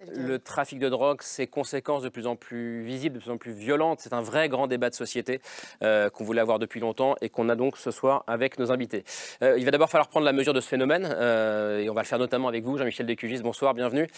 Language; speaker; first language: French; native; French